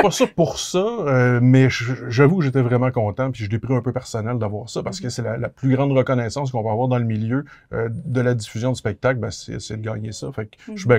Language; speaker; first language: French; native; French